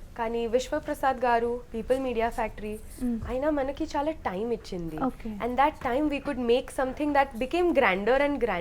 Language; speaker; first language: Telugu; non-native, local second language; Hindi